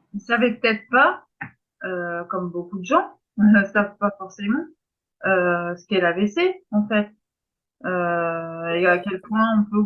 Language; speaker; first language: French; native; French